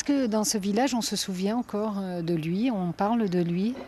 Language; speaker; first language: French; native; French